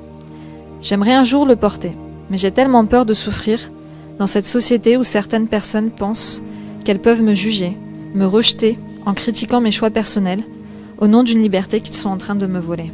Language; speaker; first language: French; native; French